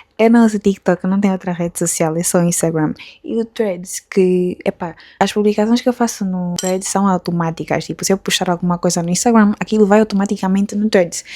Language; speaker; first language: Portuguese; native; Portuguese